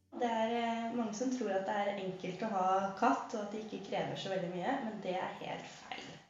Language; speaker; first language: Norwegian; native; Norwegian